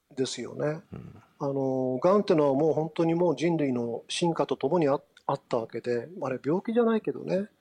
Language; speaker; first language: Japanese; native; Japanese